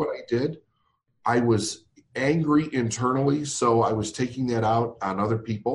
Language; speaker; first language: English; native; English